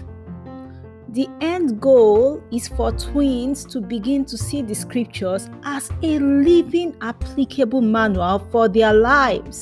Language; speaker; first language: English; non-native, local second language; Yoruba